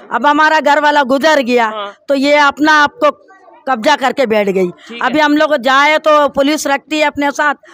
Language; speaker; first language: Urdu; non-native, local second language; Tamil